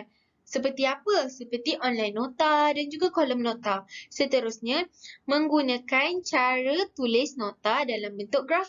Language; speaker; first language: Malay; native; Malay